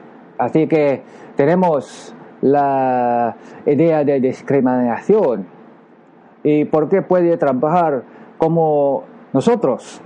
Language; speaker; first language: Spanish; non-native, learner; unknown